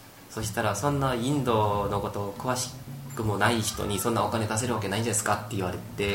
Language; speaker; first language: Japanese; non-native, fluent; Korean